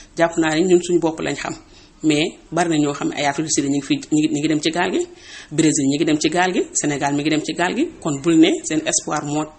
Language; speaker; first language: Wolof; native; Wolof